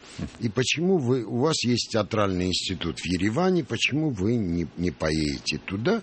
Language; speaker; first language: Russian; non-native, local second language; Armenian